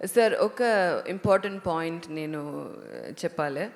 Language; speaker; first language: Telugu; non-native, learner; Tamil